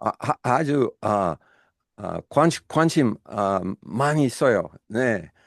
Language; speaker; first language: Korean; non-native, learner; English